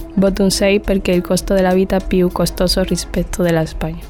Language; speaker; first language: Italian; non-native, learner; Spanish